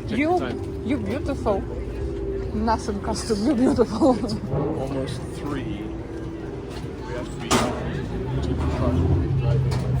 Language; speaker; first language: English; non-native, learner; Ukrainian